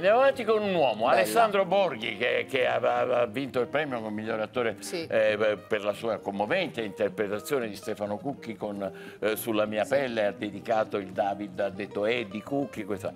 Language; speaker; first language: Italian; native; Italian